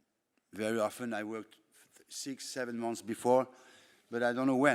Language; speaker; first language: English; non-native, fluent; French